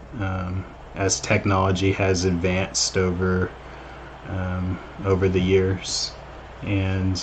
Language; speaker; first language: English; native; English